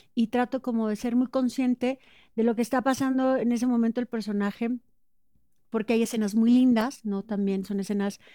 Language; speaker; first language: Spanish; native; Spanish